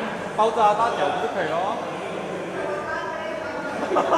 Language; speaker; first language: Chinese; native; Chinese